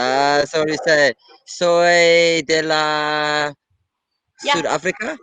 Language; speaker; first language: Spanish; non-native, learner; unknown